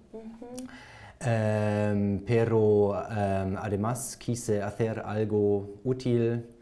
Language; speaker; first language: Spanish; non-native, learner; German